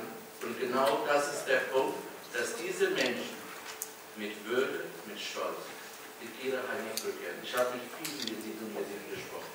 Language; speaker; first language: German; early bilingual, other home language; Kurdish